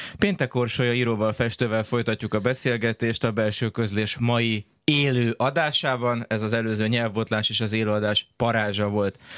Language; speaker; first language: Hungarian; native; Hungarian